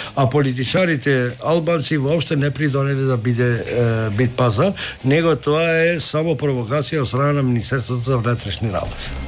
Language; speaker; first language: Macedonian; non-native, local second language; Albanian